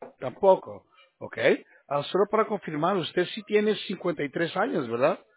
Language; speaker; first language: Spanish; non-native, learner; English